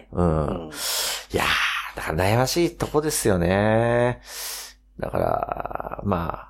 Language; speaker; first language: Japanese; native; Japanese